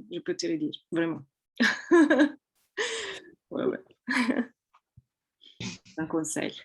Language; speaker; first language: French; non-native, fluent; Italian